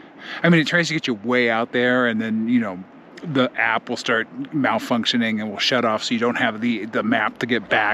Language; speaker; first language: English; native; English